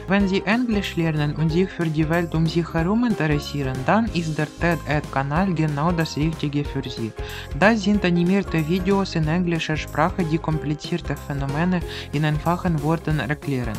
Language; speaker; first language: German; non-native, learner; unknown